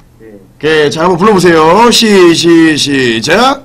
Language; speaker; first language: Korean; native; Korean